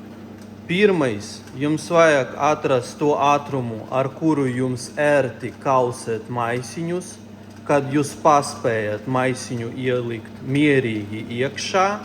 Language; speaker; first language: Latvian; non-native, local second language; Russian